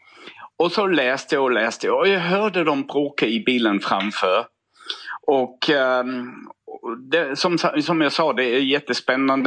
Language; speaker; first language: Swedish; non-native, fluent; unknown